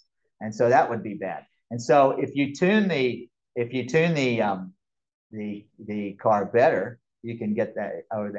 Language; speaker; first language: English; native; English